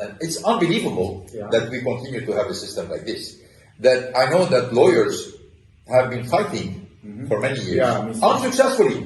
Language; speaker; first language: English; non-native, fluent; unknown